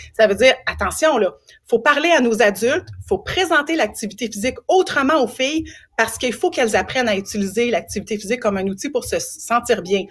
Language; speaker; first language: French; native; French